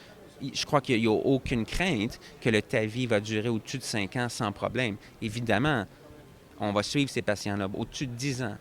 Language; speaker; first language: French; native; French